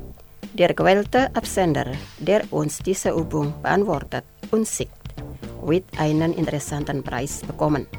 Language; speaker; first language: German; non-native, fluent; Indonesian